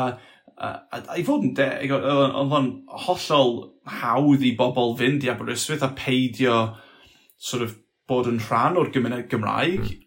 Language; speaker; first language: Welsh; non-native, local second language; English